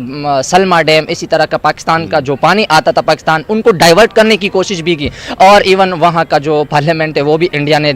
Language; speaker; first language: Hindi; non-native, local second language; Pashto